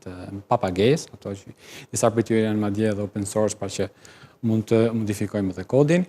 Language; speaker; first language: Albanian; native; Albanian